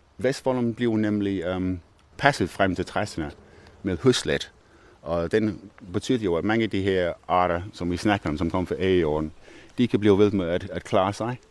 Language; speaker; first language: Danish; non-native, fluent; English